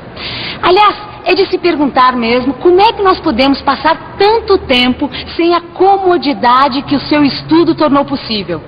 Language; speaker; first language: Portuguese; native; Portuguese